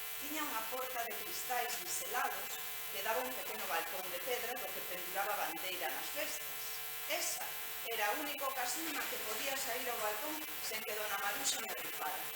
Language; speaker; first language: Galician; native; Galician